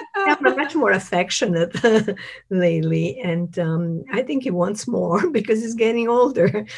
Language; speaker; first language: English; non-native, fluent; Italian